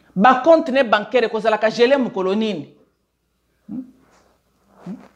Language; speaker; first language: Lingala; native; Lingala